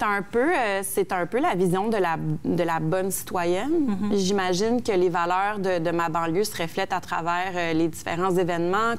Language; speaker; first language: French; native; French